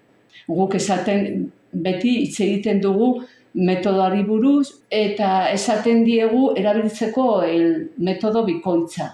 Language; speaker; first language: Basque; non-native, local second language; Spanish